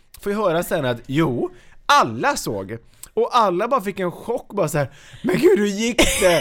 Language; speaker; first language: Swedish; native; Swedish